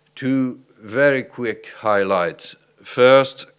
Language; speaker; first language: English; non-native, fluent; French